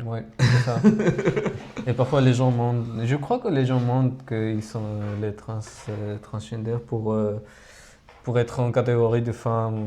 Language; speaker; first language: French; non-native, fluent; Georgian